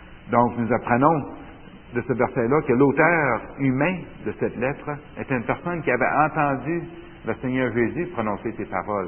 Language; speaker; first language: French; native; French